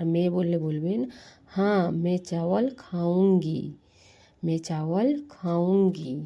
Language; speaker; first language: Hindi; non-native, fluent; Bangla